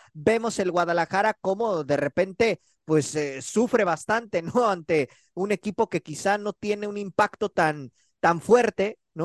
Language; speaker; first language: Spanish; native; Spanish